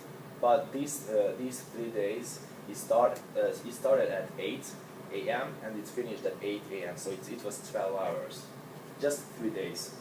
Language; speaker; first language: English; non-native, learner; Hungarian